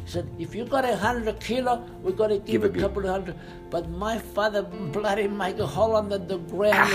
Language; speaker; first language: English; non-native, learner; Italian